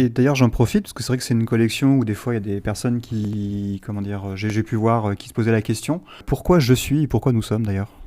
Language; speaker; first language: French; native; French